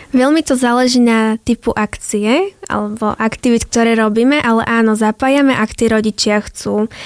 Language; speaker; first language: Slovak; native; Slovak